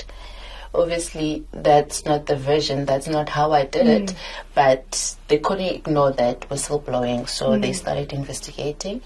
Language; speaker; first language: English; non-native, local second language; Southern Sotho